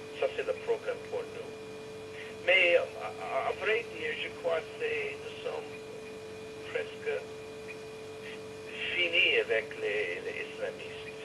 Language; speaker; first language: French; non-native, fluent; English